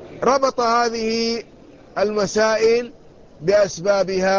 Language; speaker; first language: Arabic; native; Arabic